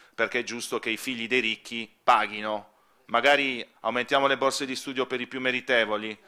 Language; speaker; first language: Italian; native; Italian